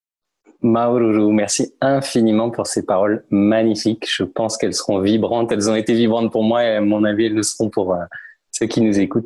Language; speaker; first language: French; native; French